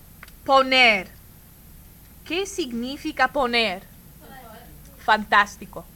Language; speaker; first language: Spanish; non-native, fluent; English